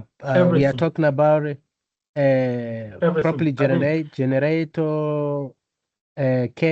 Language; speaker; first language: English; non-native, learner; Portuguese